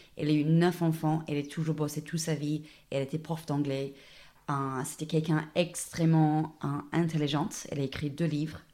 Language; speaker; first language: French; non-native, fluent; English